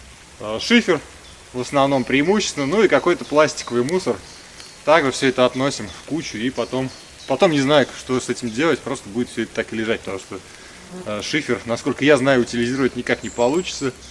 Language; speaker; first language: Russian; native; Russian